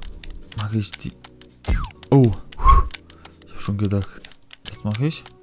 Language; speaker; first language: German; non-native, fluent; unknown